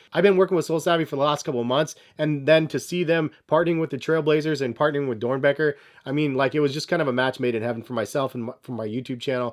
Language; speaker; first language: English; native; English